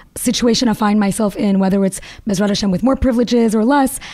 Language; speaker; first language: English; native; English